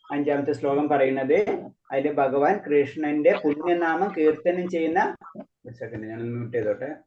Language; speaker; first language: Malayalam; native; Malayalam